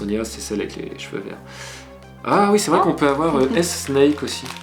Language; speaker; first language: French; native; French